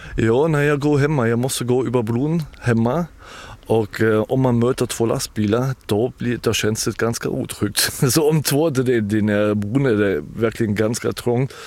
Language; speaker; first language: Swedish; non-native, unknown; German